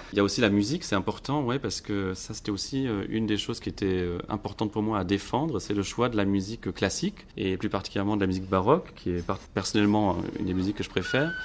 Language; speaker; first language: French; non-native, local second language; Luxembourgish